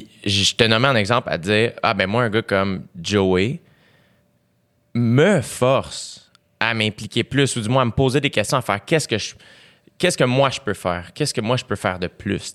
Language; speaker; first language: French; native; French